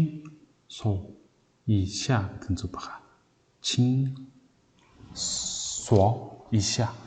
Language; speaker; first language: Chinese; non-native, learner; Mongolian